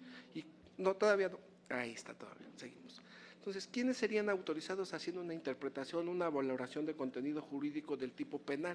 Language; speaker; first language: Spanish; native; Spanish